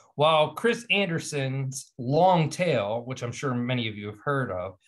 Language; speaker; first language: English; native; English